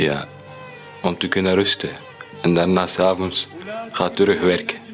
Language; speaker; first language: Dutch; non-native, learner; Arabic